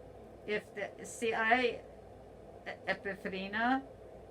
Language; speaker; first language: Spanish; non-native, learner; English